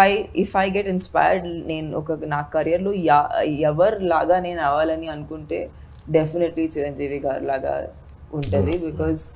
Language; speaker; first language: Telugu; non-native, fluent; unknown